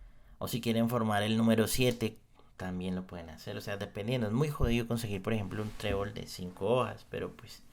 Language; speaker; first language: Spanish; native; Spanish